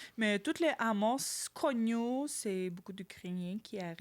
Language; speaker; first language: French; non-native, learner; Ukrainian